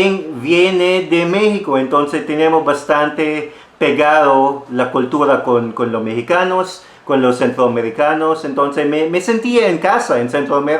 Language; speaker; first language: Spanish; non-native, fluent; Filipino